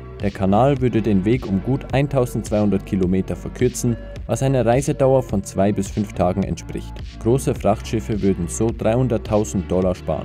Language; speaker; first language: German; native; German